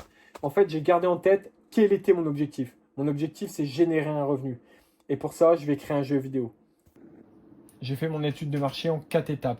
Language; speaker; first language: French; native; French